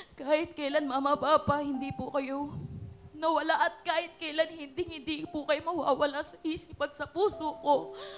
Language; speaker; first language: Filipino; native; Filipino